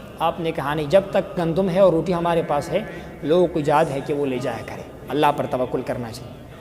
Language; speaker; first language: Urdu; non-native, local second language; Pashto